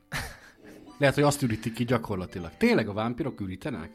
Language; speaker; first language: Hungarian; native; Hungarian